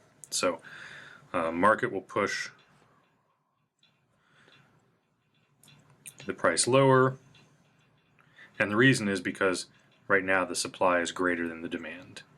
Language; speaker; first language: English; native; English